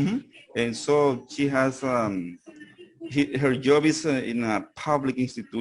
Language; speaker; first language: English; non-native, fluent; Spanish